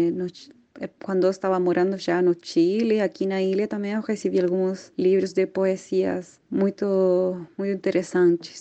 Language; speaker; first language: Portuguese; non-native, fluent; Spanish